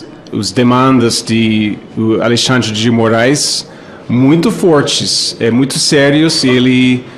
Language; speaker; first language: Portuguese; non-native, fluent; English